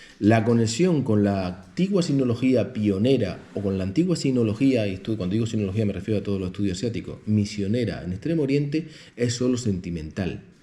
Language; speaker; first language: Spanish; native; Spanish